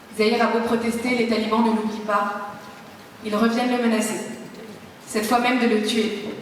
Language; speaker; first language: French; native; French